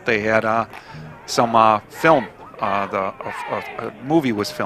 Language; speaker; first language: English; native; English